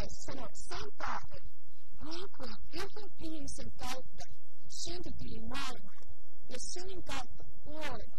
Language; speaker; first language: Finnish; early bilingual, heritage; Finnish